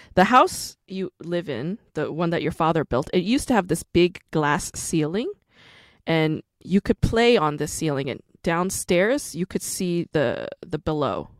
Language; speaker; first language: English; non-native, fluent; Korean